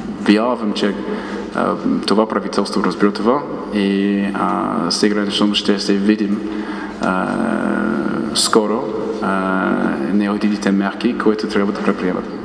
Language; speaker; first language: Bulgarian; non-native, fluent; English